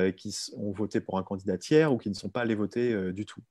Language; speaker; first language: French; native; French